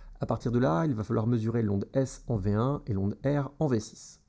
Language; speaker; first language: French; native; French